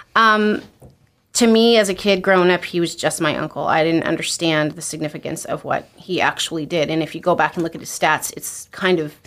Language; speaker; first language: English; native; English